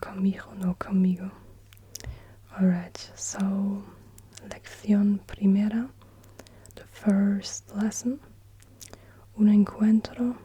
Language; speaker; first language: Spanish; non-native, learner; German